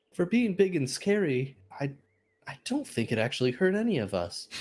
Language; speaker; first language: English; native; English